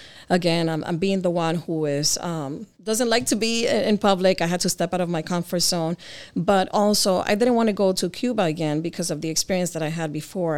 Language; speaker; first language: English; native; English